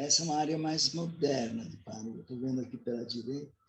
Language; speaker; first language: Portuguese; non-native, fluent; Italian